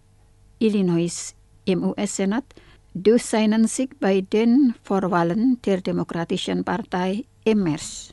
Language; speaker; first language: German; non-native, fluent; Indonesian